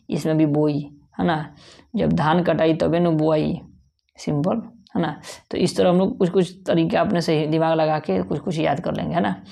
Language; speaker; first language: Hindi; native; Hindi